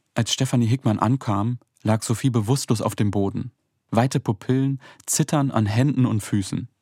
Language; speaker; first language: German; native; German